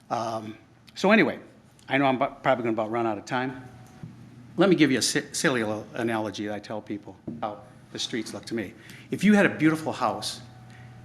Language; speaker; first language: English; native; English